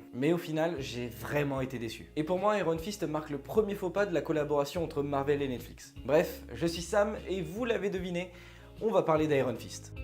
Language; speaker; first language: French; native; French